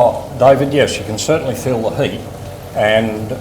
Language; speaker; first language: English; native; English